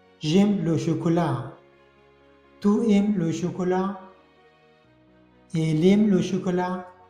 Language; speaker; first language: French; non-native, fluent; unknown